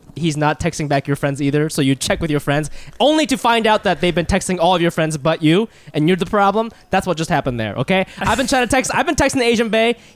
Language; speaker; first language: English; early bilingual, other home language; Japanese